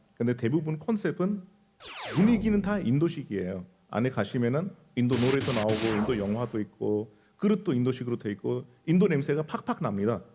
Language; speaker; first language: Korean; non-native, fluent; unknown